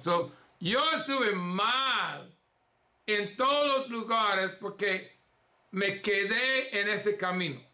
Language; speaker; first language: Spanish; early bilingual, heritage; English